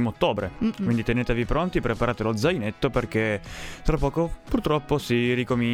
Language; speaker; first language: Italian; native; Italian